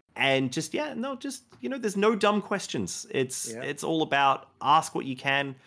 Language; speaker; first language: English; native; English